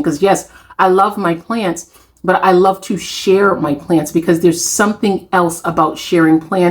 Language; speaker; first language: English; native; English